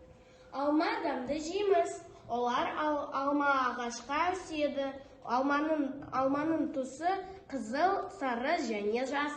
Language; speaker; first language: Kazakh; non-native, local second language; Russian